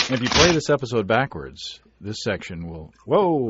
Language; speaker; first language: English; native; English